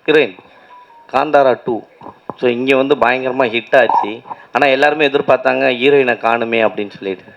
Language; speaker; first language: Tamil; native; Tamil